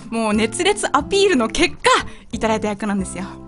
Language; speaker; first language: Japanese; native; Japanese